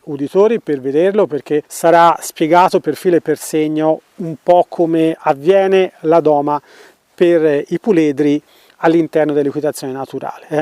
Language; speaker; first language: Italian; native; Italian